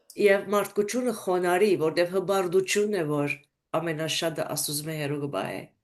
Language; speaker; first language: Armenian; early bilingual, heritage; Armenian